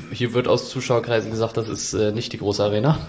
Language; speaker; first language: German; native; German